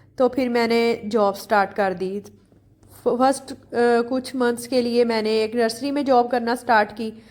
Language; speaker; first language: Urdu; native; Urdu